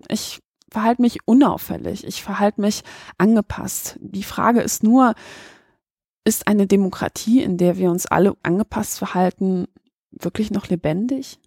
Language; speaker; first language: German; early bilingual, other home language; Polish